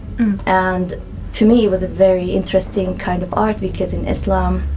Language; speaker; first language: English; non-native, fluent; Arabic